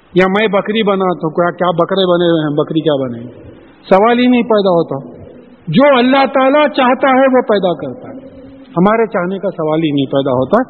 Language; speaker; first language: Urdu; native; Urdu